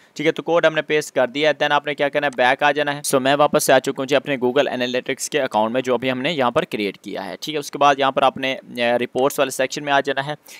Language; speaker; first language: Urdu; non-native, local second language; Punjabi